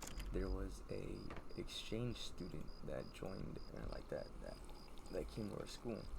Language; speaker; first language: English; native; English